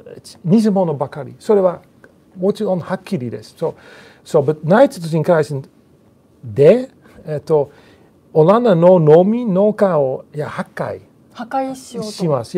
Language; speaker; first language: Japanese; non-native, learner; Dutch